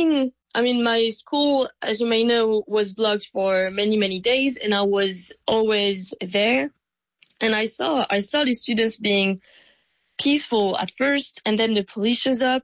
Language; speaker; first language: English; non-native, fluent; French